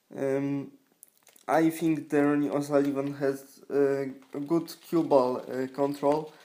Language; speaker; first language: English; non-native, learner; Polish